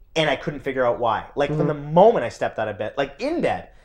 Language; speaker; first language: English; native; English